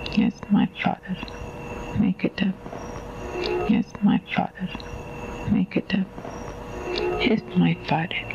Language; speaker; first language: English; non-native, learner; Spanish